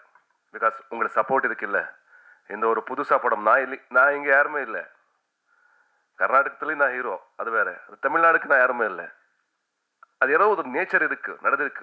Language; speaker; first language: Tamil; non-native, learner; Kannada